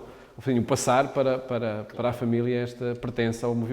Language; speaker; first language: Portuguese; native; Portuguese